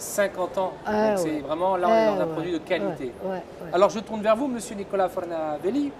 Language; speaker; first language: French; non-native, local second language; Arabic